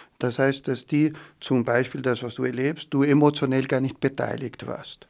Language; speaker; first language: German; non-native, fluent; Portuguese